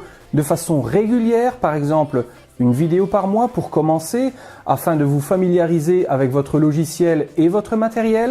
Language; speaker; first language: French; native; French